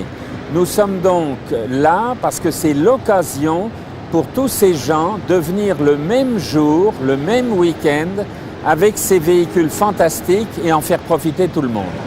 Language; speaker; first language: French; native; French